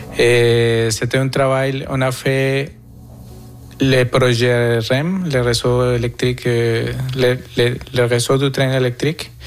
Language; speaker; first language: French; non-native, fluent; Spanish